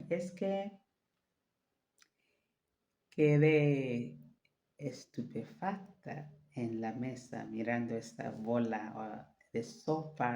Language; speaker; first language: Spanish; non-native, fluent; French